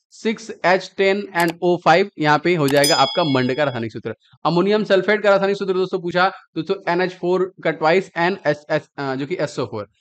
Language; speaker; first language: Hindi; native; Hindi